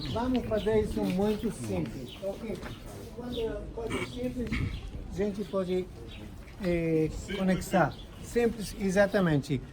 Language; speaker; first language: Portuguese; non-native, fluent; Hebrew